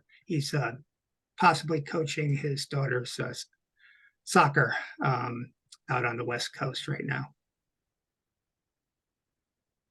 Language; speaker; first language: English; native; English